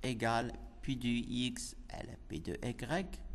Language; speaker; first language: French; non-native, local second language; Arabic